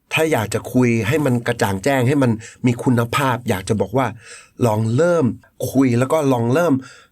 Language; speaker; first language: Thai; native; Thai